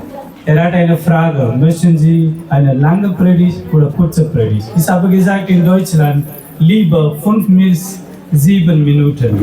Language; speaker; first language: German; non-native, fluent; Telugu